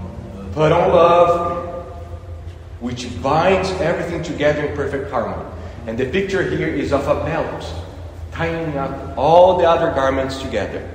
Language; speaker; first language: English; non-native, fluent; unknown